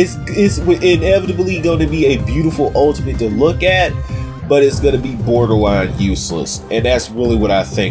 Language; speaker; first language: English; native; English